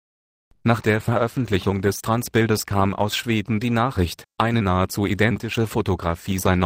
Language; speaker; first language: German; native; German